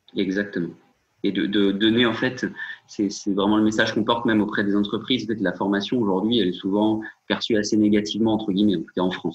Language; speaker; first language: French; native; French